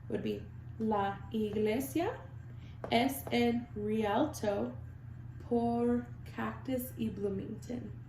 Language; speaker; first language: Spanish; non-native, learner; English